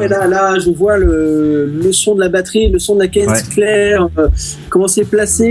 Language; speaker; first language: French; native; French